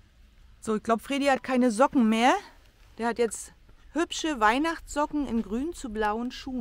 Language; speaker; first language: German; native; German